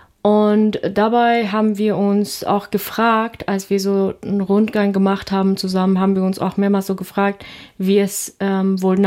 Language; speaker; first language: German; non-native, fluent; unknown